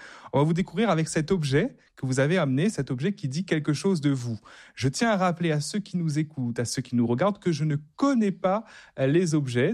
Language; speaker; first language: French; native; French